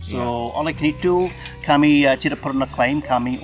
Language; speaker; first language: Indonesian; non-native, fluent; English